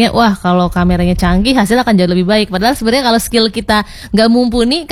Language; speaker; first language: Indonesian; native; Indonesian